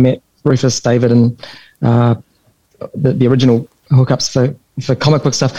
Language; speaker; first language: English; native; English